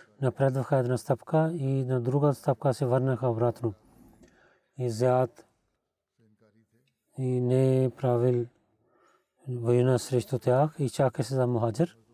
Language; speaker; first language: Bulgarian; non-native, learner; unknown